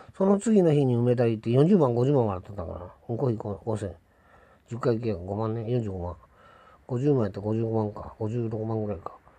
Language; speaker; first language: Japanese; native; Japanese